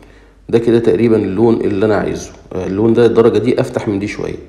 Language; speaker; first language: Arabic; native; Arabic